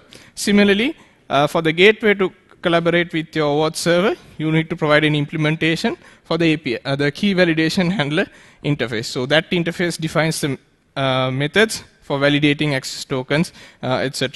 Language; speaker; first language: English; non-native, local second language; Sinhala